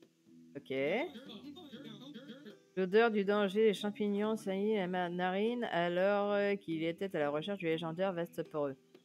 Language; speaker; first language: French; native; French